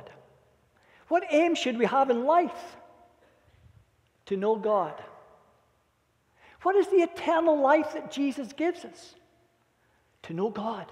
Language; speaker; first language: English; native; English